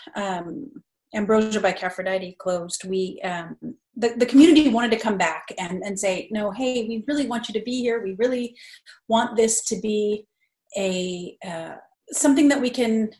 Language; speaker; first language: English; native; English